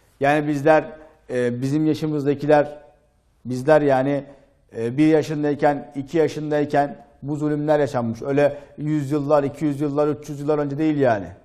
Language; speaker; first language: Turkish; native; Turkish